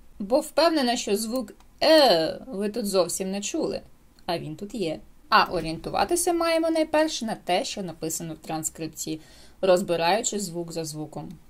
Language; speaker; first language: Ukrainian; native; Ukrainian